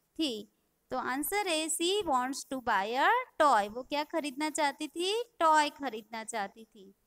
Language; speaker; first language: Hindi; non-native, local second language; Gujarati